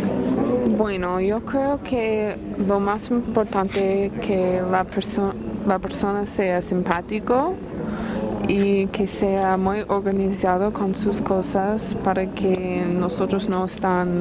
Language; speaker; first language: Spanish; non-native, learner; English